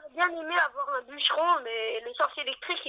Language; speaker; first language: French; native; French